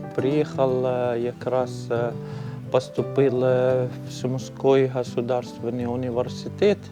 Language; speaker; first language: Ukrainian; non-native, learner; Arabic